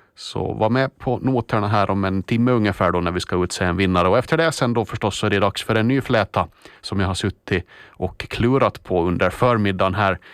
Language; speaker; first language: Swedish; native; Swedish